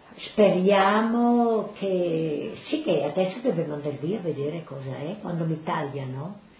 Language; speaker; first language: Italian; native; Italian